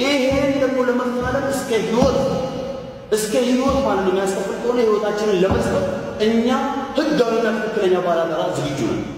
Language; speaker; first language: Amharic; non-native, local second language; Oromo